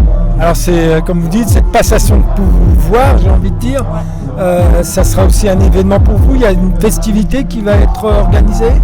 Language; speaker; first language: French; native; French